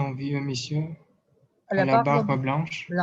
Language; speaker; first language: French; non-native, learner; Russian